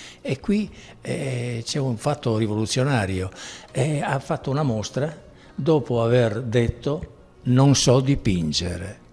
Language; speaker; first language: Italian; native; Italian